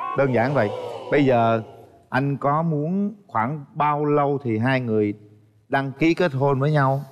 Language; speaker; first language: Vietnamese; native; Vietnamese